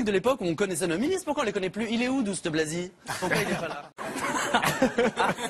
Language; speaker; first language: French; native; French